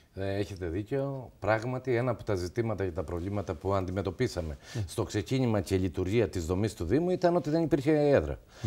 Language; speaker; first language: Greek; native; Greek